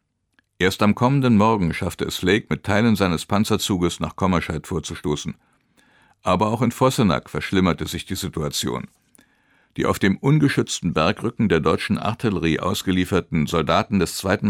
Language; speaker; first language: German; native; German